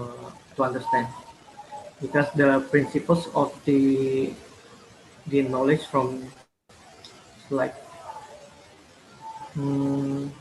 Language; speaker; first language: English; non-native, learner; Malay